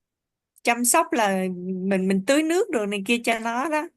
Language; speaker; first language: Vietnamese; native; Vietnamese